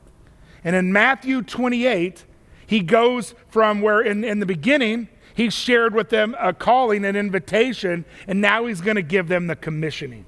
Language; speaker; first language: English; native; English